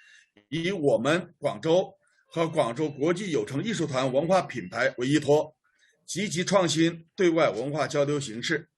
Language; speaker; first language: Chinese; native; Chinese